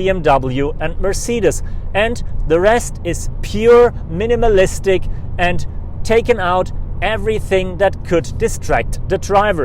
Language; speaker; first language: English; non-native, fluent; German